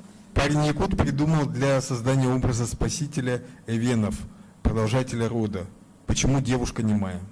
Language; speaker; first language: Russian; native; Russian